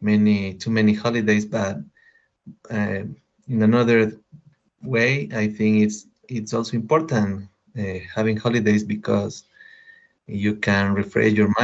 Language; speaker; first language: English; non-native, learner; Spanish